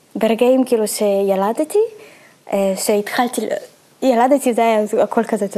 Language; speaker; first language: Hebrew; early bilingual, other home language; Russian